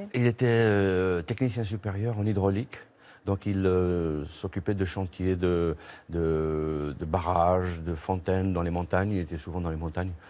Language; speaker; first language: French; non-native, local second language; Kabyle